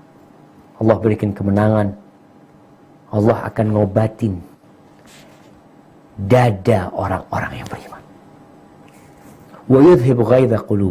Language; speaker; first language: Indonesian; native; Indonesian